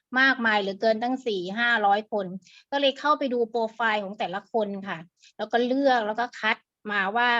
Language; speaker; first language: Thai; native; Thai